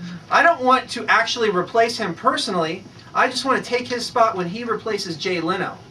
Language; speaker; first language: English; native; English